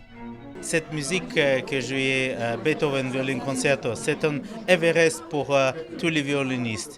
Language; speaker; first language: French; non-native, learner; Russian